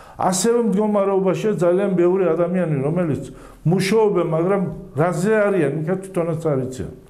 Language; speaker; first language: Georgian; non-native, local second language; Azerbaijani